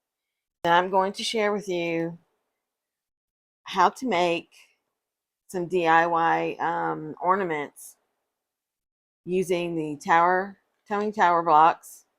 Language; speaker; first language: English; native; English